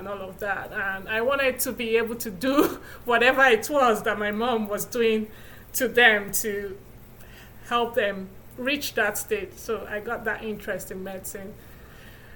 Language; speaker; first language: English; non-native, local second language; Igbo